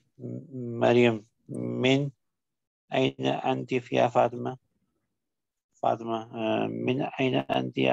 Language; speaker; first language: Arabic; non-native, learner; Urdu